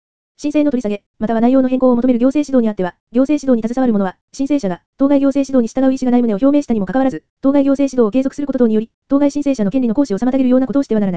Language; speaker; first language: Japanese; native; Japanese